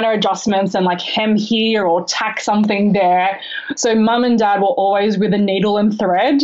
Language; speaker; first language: English; native; English